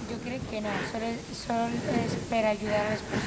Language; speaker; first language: Catalan; non-native, local second language; Spanish